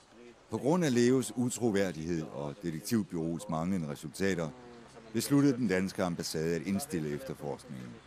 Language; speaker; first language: Danish; native; Danish